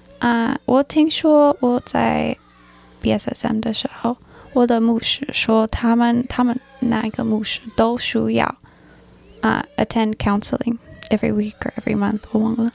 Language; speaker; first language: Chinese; non-native, learner; English